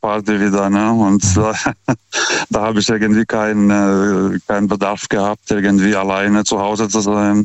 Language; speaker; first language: German; non-native, fluent; Lithuanian